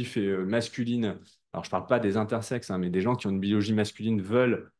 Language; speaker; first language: French; native; French